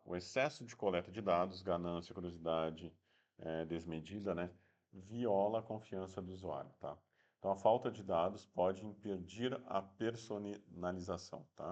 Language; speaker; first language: Portuguese; native; Portuguese